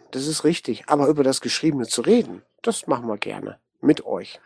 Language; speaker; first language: German; native; German